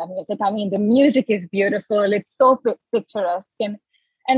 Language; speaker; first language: English; non-native, local second language; Hindi